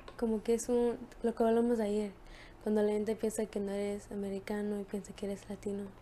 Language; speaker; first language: Spanish; early bilingual, heritage; Spanish